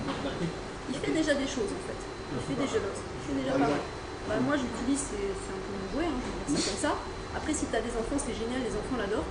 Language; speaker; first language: French; native; French